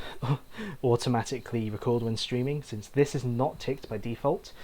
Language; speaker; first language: English; native; English